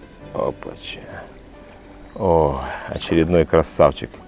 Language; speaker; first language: Russian; native; Russian